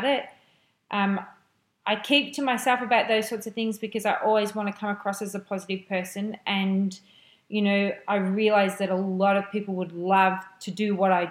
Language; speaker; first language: English; native; English